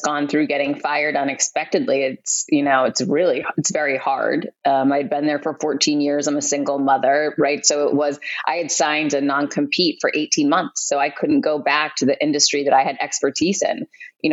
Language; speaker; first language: English; native; English